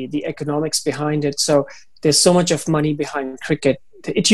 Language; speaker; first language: English; non-native, local second language; Hindi